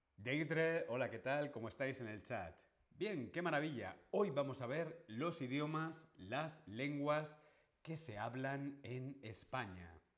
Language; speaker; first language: Spanish; native; Spanish